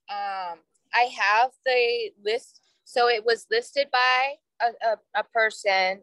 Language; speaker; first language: English; native; English